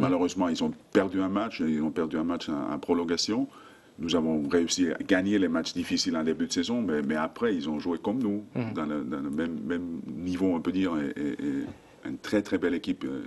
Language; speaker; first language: French; non-native, fluent; Finnish